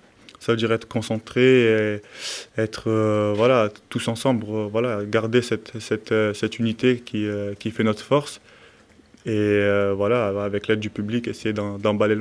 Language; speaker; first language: French; native; French